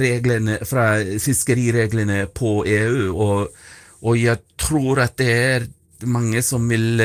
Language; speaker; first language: Swedish; non-native, fluent; Icelandic